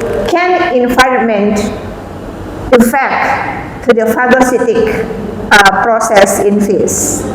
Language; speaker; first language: English; non-native, fluent; Indonesian